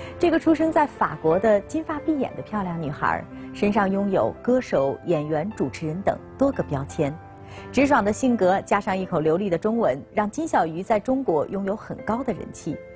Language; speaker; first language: Chinese; native; Chinese